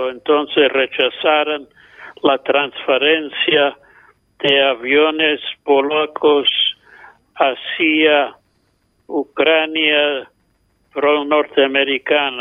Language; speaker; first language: Spanish; non-native, fluent; English